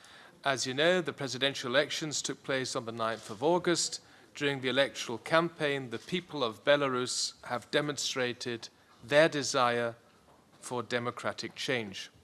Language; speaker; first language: English; non-native, fluent; German